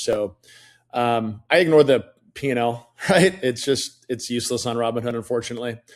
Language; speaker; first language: English; native; English